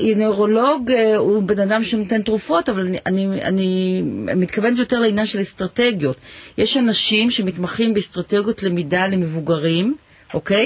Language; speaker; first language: Hebrew; native; Hebrew